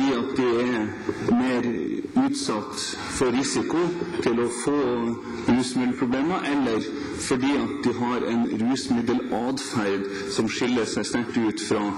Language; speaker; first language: Norwegian; native; Norwegian